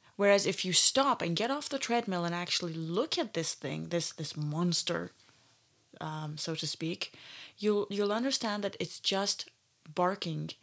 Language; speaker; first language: English; native; English